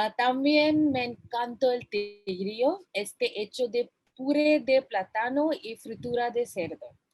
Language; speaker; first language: Spanish; non-native, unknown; Bangla